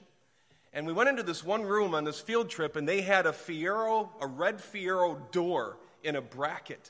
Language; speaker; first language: English; native; English